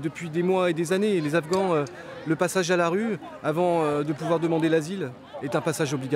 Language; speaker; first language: French; native; French